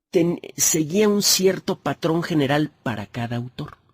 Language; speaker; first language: Spanish; native; Spanish